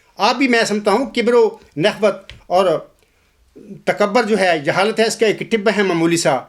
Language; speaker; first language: Urdu; non-native, local second language; Punjabi